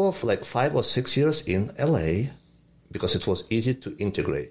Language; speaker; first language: English; non-native, fluent; Ukrainian